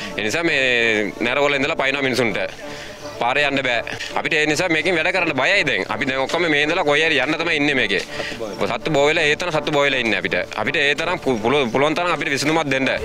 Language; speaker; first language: Sinhala; non-native, local second language; Tamil